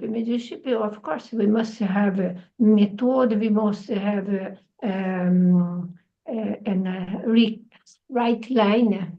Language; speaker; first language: English; non-native, learner; Portuguese